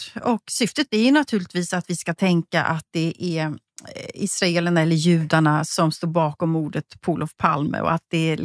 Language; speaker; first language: Swedish; native; Swedish